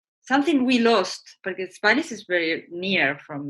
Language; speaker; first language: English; non-native, learner; Spanish